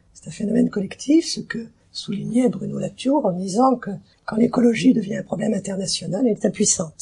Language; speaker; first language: French; native; French